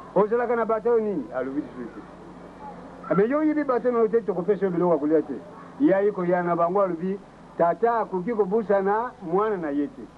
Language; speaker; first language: Lingala; non-native, local second language; Kongo